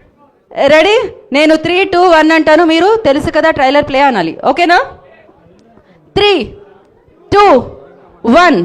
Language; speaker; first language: Telugu; native; Telugu